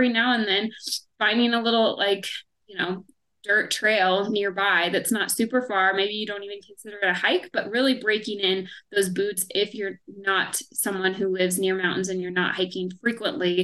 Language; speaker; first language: English; native; English